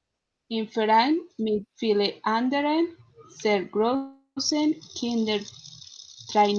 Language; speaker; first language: German; non-native, learner; Spanish